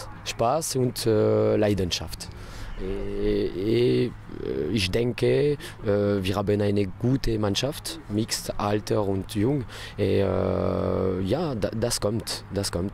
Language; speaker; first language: German; non-native, learner; French